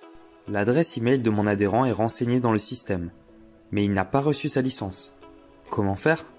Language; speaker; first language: French; native; French